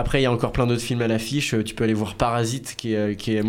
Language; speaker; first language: French; native; French